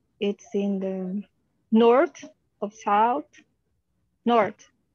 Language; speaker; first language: English; non-native, learner; Portuguese